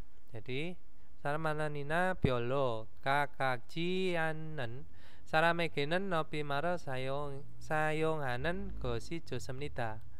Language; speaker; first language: Korean; non-native, fluent; Indonesian